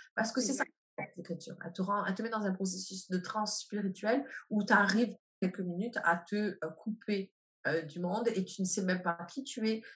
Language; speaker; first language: French; native; French